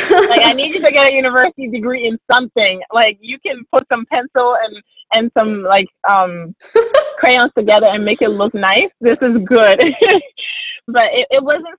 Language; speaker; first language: English; early bilingual, other home language; French